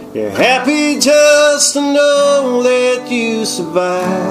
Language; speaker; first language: English; native; English